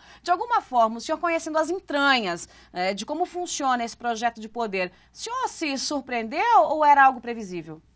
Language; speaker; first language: Portuguese; native; Portuguese